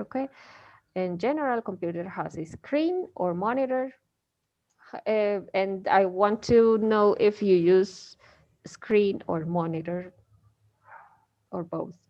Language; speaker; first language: English; non-native, fluent; Spanish